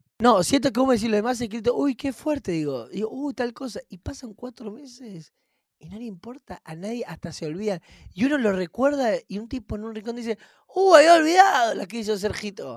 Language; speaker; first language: Spanish; native; Spanish